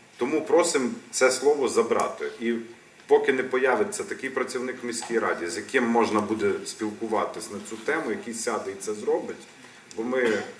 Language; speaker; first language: Ukrainian; native; Ukrainian